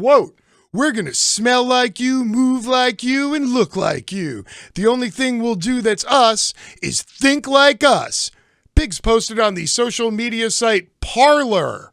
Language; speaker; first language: English; native; English